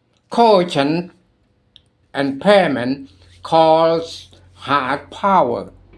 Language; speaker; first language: English; non-native, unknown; Thai